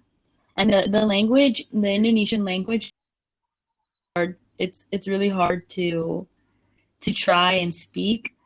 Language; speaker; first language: English; non-native, fluent; Spanish